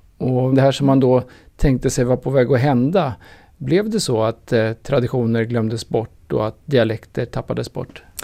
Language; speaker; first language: Swedish; native; Swedish